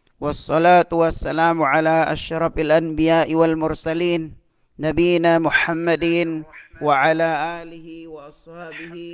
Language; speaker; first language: Arabic; non-native, fluent; Filipino